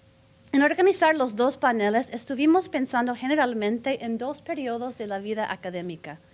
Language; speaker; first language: Spanish; non-native, fluent; English